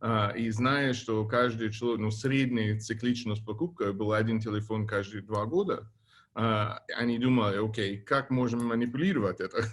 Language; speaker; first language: Russian; non-native, fluent; English